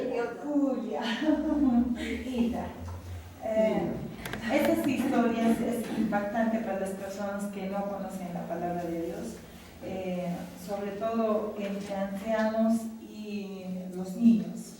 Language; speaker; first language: Spanish; non-native, fluent; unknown